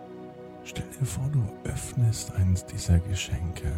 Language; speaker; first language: German; native; German